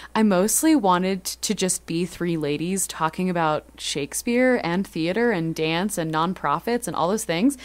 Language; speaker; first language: English; native; English